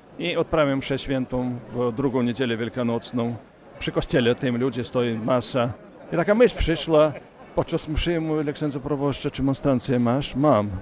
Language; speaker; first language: Polish; early bilingual, heritage; Polish